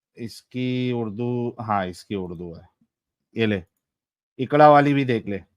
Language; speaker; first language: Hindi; native; Hindi